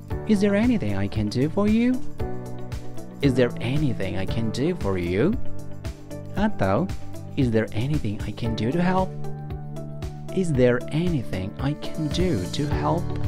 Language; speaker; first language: English; non-native, fluent; Indonesian